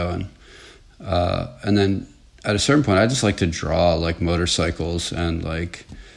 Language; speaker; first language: English; native; English